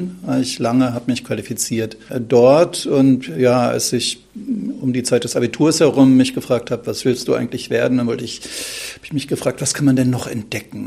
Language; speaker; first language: German; native; German